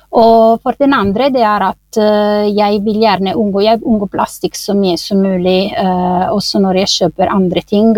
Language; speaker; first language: Norwegian; non-native, fluent; Italian